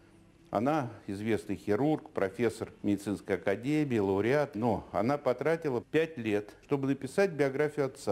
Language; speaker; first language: Russian; native; Russian